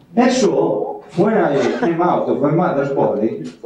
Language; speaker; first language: English; non-native, fluent; Italian